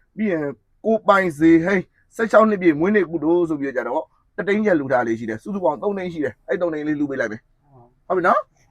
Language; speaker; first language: Burmese; native; Burmese